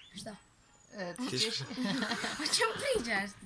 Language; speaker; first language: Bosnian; early bilingual, heritage; Bosnian